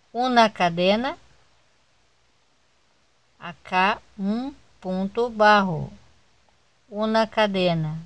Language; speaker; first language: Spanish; non-native, learner; Portuguese